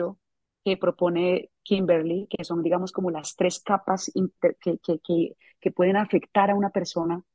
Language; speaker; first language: Spanish; native; Spanish